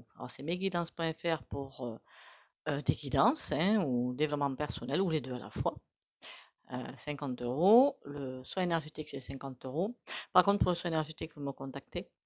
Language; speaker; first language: French; native; French